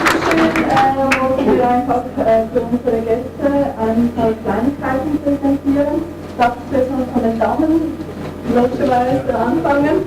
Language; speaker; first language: German; non-native, fluent; Turkish